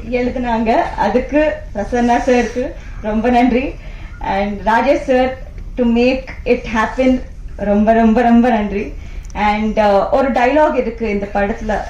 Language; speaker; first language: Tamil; non-native, learner; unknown